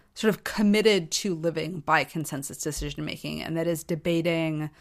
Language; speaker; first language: English; native; English